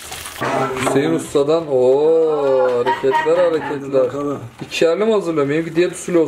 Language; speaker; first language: Turkish; native; Turkish